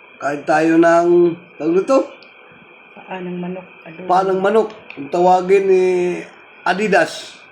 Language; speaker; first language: Filipino; non-native, local second language; Cebuano